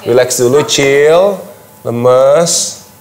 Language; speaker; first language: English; early bilingual, other home language; Indonesian